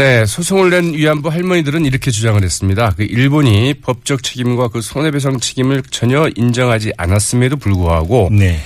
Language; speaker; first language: Korean; native; Korean